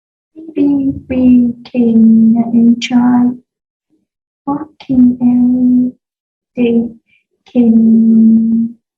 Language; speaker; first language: English; non-native, learner; Vietnamese